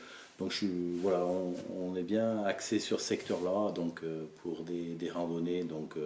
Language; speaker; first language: French; native; French